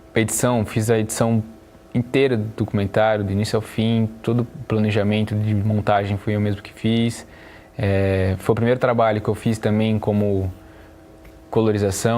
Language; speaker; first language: Portuguese; native; Portuguese